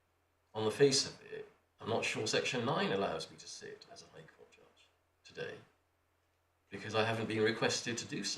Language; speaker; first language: English; native; English